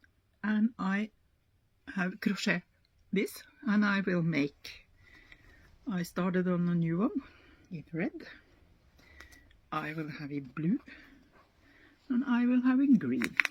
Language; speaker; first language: English; non-native, learner; Norwegian